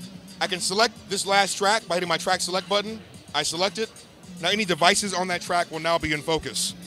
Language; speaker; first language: English; native; English